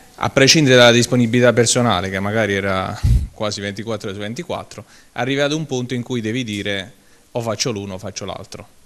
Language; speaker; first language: Italian; native; Italian